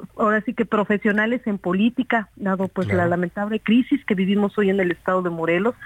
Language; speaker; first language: Spanish; native; Spanish